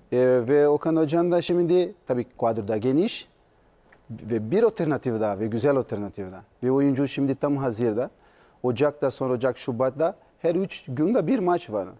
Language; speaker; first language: Turkish; non-native, learner; Portuguese